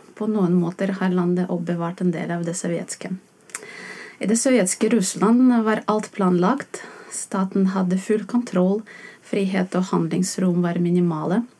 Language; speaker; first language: Norwegian; non-native, fluent; Russian